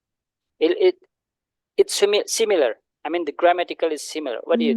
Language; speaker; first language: English; non-native, learner; Indonesian